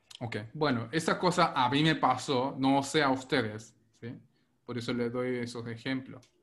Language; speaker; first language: Spanish; non-native, fluent; Korean